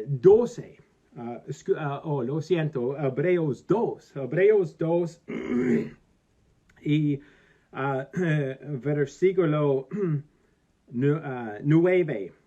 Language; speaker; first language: Spanish; non-native, learner; English